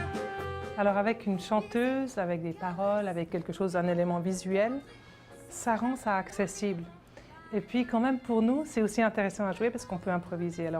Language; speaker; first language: French; native; French